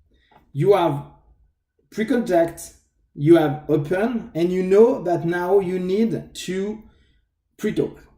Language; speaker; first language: English; non-native, fluent; French